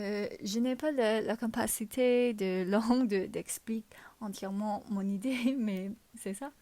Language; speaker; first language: French; non-native, learner; English